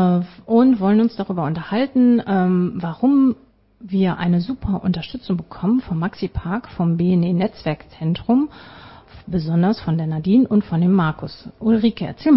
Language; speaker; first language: German; native; German